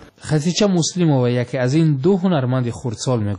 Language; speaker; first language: Tajik; native; Tajik